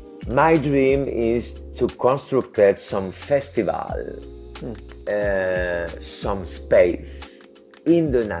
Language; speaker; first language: English; non-native, learner; French